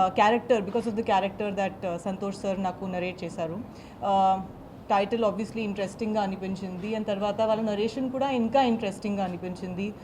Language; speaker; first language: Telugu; non-native, learner; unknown